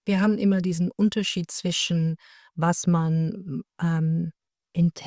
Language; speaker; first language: German; non-native, fluent; Dutch